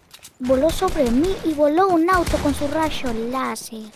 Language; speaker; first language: Spanish; native; Spanish